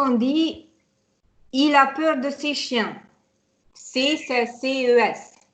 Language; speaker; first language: French; non-native, fluent; Hungarian